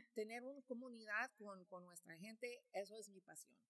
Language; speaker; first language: Spanish; early bilingual, heritage; Spanish